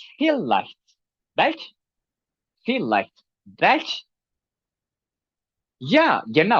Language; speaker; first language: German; non-native, fluent; Turkish